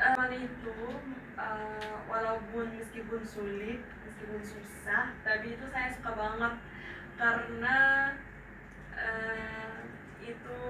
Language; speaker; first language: Indonesian; non-native, fluent; Arabic